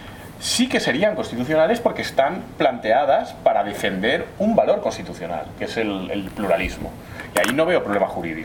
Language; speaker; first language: Spanish; native; Spanish